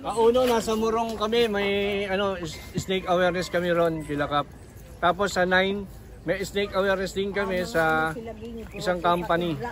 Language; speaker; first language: Filipino; native; Filipino